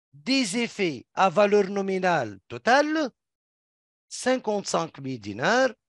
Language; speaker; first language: French; non-native, local second language; Arabic